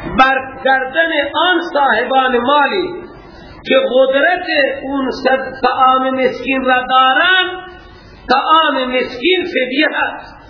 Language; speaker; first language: Persian; native; Persian